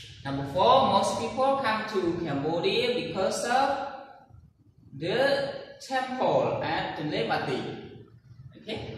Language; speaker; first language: English; non-native, learner; Khmer